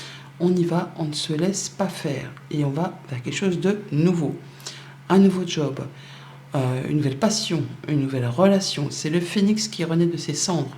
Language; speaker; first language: French; native; French